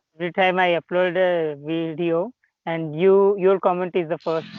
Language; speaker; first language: English; non-native, local second language; Telugu